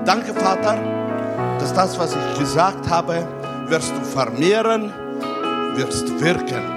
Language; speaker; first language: German; non-native, fluent; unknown